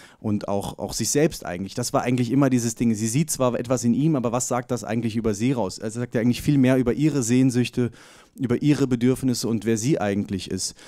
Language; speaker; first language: German; native; German